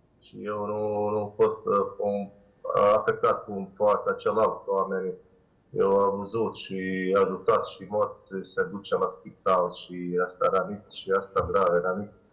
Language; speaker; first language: Romanian; non-native, learner; Bosnian